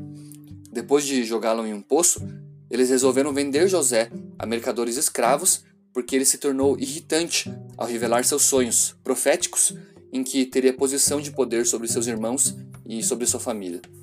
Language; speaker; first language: Portuguese; native; Portuguese